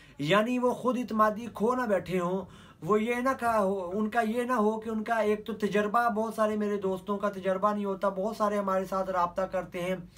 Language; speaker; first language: Urdu; non-native, local second language; Punjabi